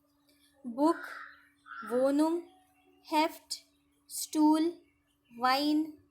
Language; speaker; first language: German; non-native, fluent; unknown